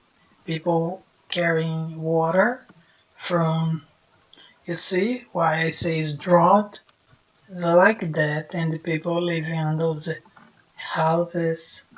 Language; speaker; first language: English; non-native, fluent; Portuguese